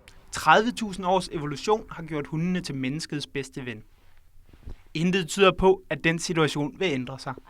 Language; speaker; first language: Danish; native; Danish